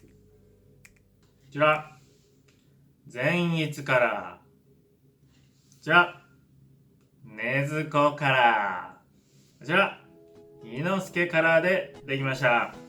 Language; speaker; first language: Japanese; native; Japanese